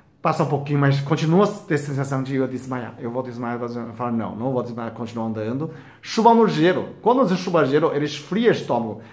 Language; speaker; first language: Portuguese; non-native, fluent; Chinese